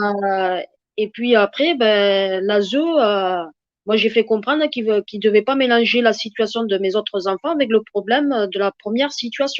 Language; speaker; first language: French; native; French